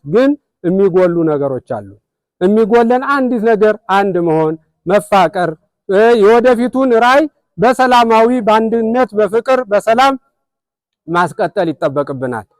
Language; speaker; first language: Amharic; native; Amharic